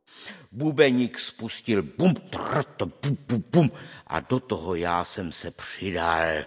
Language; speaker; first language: Czech; native; Czech